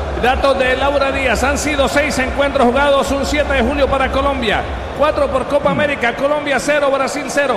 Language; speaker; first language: Spanish; native; Spanish